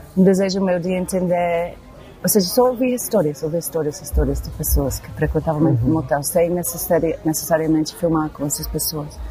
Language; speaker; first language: Portuguese; non-native, fluent; English